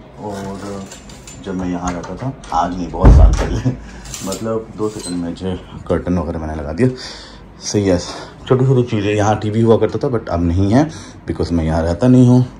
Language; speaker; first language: Hindi; native; Hindi